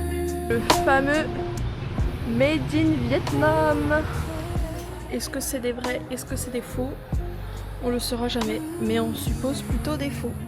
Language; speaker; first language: French; native; French